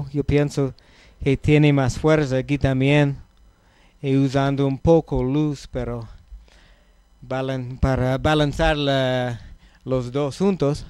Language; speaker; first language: Spanish; non-native, learner; English